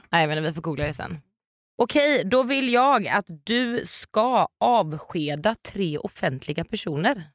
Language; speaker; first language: Swedish; native; Swedish